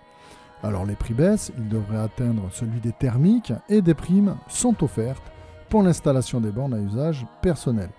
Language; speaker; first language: French; native; French